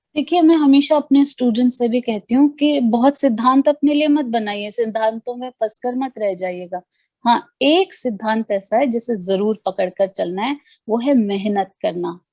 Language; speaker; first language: Hindi; native; Hindi